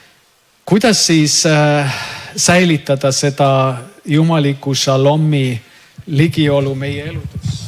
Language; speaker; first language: Estonian; native; Estonian